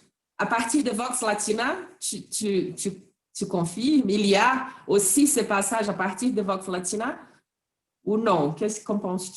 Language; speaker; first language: French; non-native, fluent; Portuguese